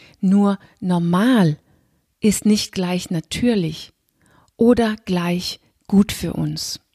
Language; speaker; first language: German; non-native, fluent; Danish